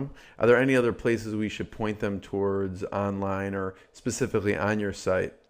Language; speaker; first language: English; native; English